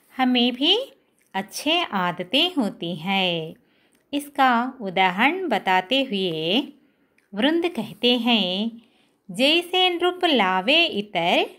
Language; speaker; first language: Hindi; non-native, local second language; Telugu